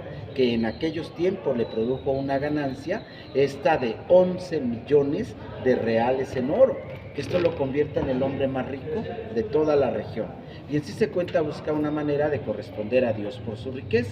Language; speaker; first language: Spanish; native; Spanish